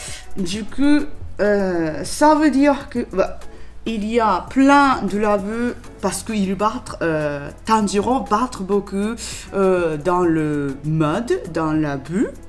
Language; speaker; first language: French; non-native, learner; Japanese